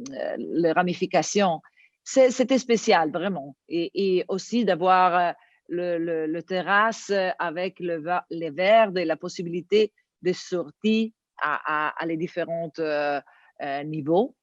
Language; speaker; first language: French; non-native, learner; Italian